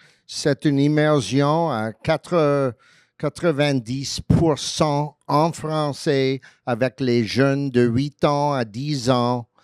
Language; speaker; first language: French; early bilingual, heritage; French